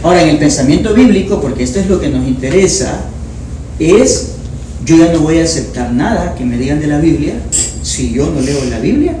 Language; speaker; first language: Spanish; native; Spanish